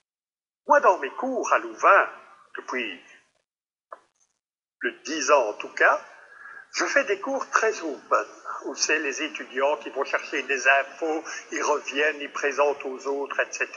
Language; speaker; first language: French; native; French